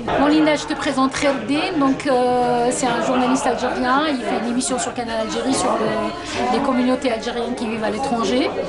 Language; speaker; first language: French; non-native, local second language; Arabic